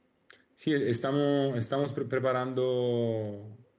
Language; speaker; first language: Spanish; non-native, learner; Italian